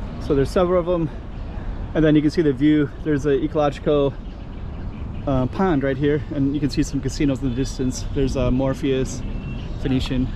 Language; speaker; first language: English; native; English